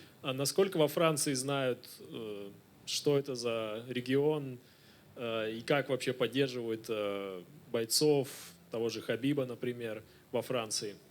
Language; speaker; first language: Russian; native; Russian